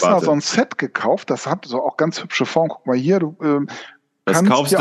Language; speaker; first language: German; native; German